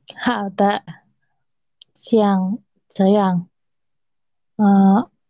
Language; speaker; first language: Chinese; non-native, learner; Indonesian